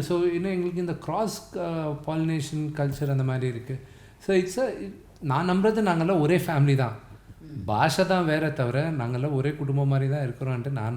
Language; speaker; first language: Tamil; non-native, local second language; Telugu